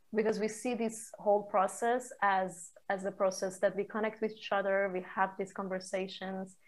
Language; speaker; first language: English; non-native, fluent; Persian